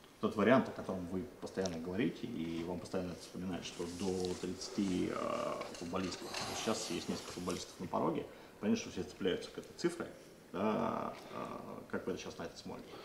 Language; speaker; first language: Russian; native; Russian